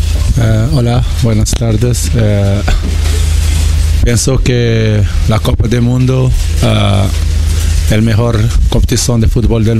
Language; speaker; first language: Spanish; non-native, learner; Portuguese